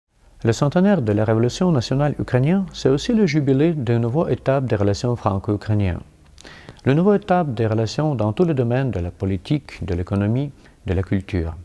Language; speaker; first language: French; non-native, fluent; Ukrainian